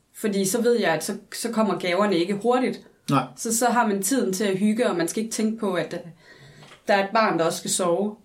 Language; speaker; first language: Danish; early bilingual, other home language; English